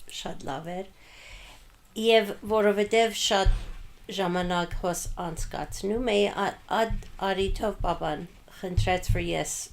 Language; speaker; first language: Armenian; early bilingual, heritage; Armenian